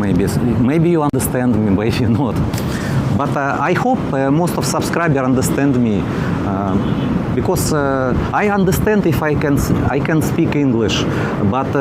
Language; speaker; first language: English; non-native, learner; Russian